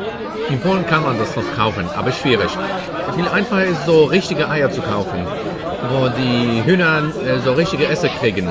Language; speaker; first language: German; non-native, fluent; Polish